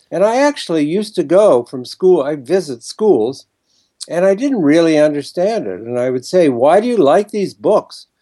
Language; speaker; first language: English; native; English